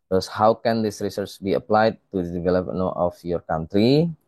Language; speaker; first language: English; non-native, fluent; Indonesian